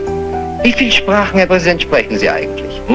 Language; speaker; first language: German; native; German